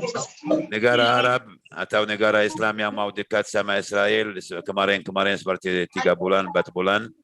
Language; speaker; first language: Indonesian; non-native, learner; Arabic